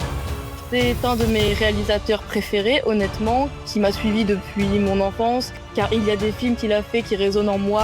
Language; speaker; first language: French; native; French